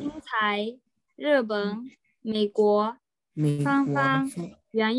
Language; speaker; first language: Chinese; non-native, learner; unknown